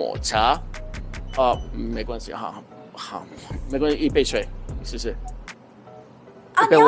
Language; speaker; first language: Chinese; non-native, fluent; Spanish